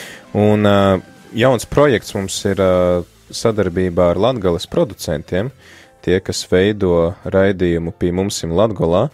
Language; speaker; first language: Latvian; native; Latvian